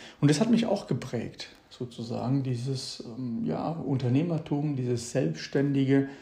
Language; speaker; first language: German; early bilingual, other home language; Italian